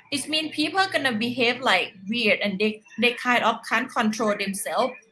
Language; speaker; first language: English; non-native, learner; Thai